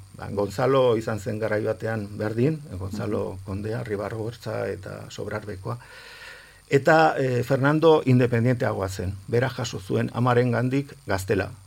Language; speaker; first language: Basque; non-native, local second language; Spanish